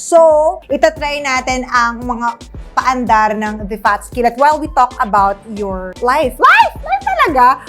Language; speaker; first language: Filipino; native; Filipino